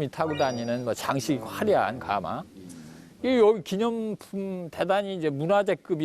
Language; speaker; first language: Korean; native; Korean